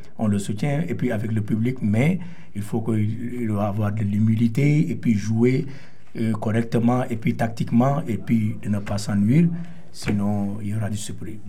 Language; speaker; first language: French; non-native, local second language; Wolof